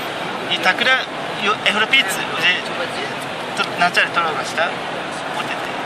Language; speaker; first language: Russian; non-native, learner; Japanese